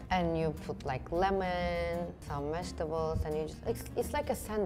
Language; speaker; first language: English; non-native, fluent; Turkish